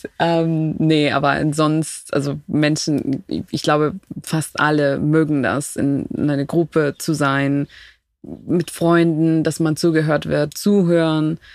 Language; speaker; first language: German; non-native, fluent; Spanish